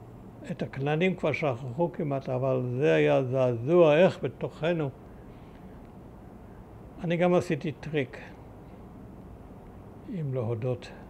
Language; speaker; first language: Hebrew; early bilingual, other home language; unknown